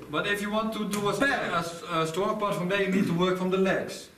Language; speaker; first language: English; non-native, fluent; Dutch